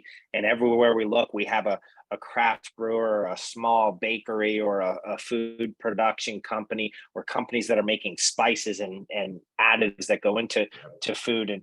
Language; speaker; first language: English; native; English